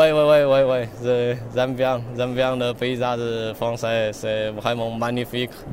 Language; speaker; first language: French; non-native, learner; Chinese